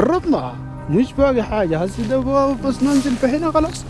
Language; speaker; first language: Arabic; native; Arabic